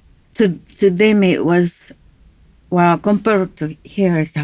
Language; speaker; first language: English; non-native, local second language; Cebuano